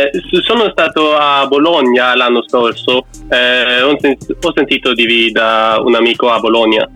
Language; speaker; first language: Italian; non-native, learner; Norwegian